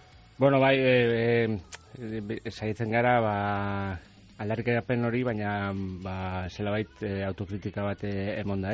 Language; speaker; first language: Basque; native; Basque